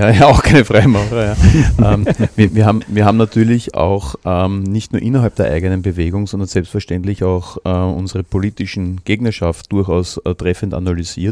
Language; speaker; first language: German; native; German